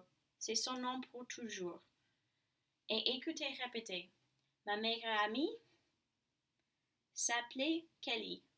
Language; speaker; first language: French; non-native, learner; English